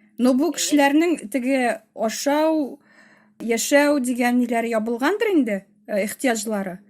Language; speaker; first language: Tatar; native; Tatar